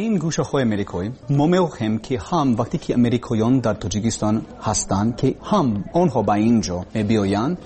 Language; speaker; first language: Persian; non-native, learner; English